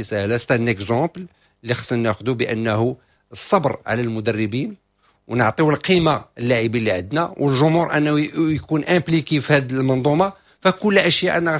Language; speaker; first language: Arabic; native; Arabic